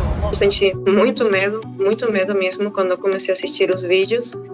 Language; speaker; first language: Portuguese; non-native, fluent; Spanish